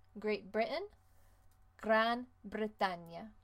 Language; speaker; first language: Spanish; non-native, fluent; English